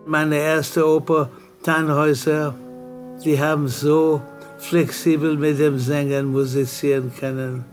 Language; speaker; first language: German; non-native, fluent; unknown